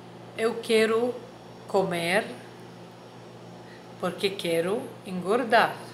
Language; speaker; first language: Portuguese; non-native, fluent; Arabic